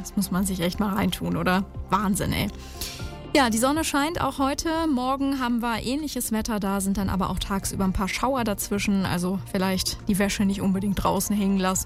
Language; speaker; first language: German; native; German